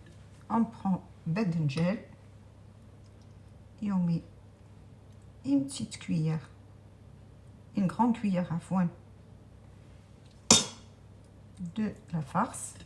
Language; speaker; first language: French; non-native, local second language; Arabic